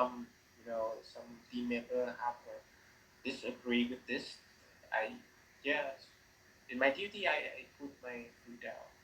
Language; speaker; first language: English; non-native, learner; Vietnamese